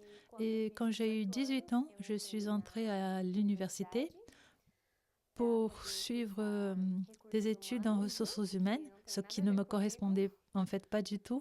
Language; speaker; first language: French; non-native, fluent; Portuguese